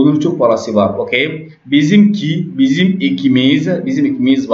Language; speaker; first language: Turkish; non-native, learner; French